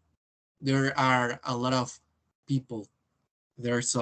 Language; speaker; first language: English; non-native, learner; Spanish